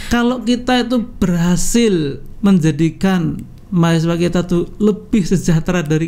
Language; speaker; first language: Indonesian; native; Indonesian